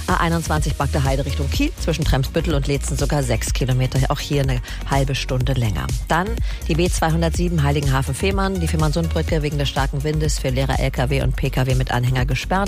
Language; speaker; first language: German; native; German